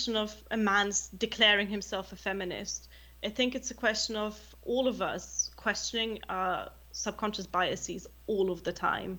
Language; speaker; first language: English; non-native, fluent; German